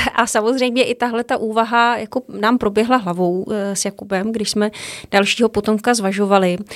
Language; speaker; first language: Czech; native; Czech